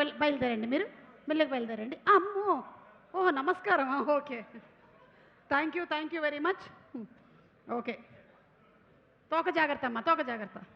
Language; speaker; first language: Telugu; native; Telugu